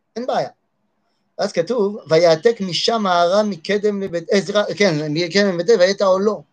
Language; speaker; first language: Hebrew; non-native, fluent; French